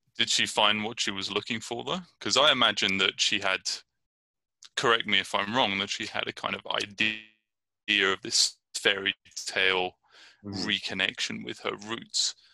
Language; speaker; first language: English; native; English